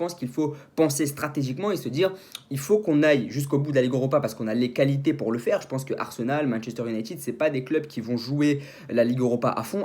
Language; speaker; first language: French; native; French